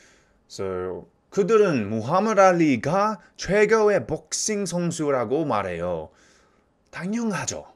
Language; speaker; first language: Korean; non-native, fluent; English